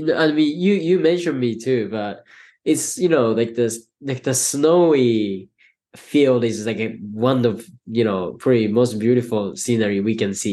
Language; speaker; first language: English; non-native, fluent; Japanese